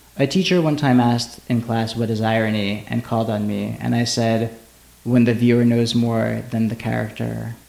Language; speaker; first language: English; native; English